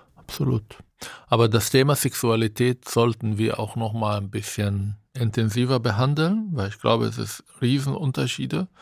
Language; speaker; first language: German; non-native, fluent; Arabic